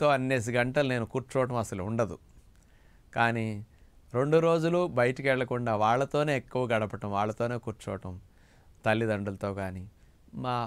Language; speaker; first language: Telugu; native; Telugu